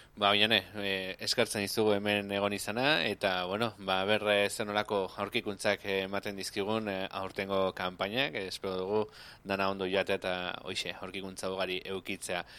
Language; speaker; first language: Basque; native; Basque